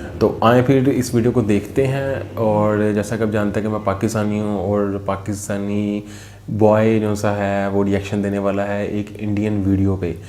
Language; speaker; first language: Urdu; native; Urdu